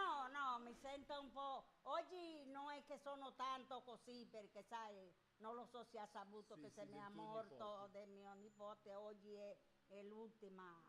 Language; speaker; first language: Italian; non-native, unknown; Spanish